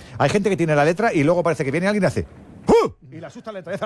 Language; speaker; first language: Spanish; native; Spanish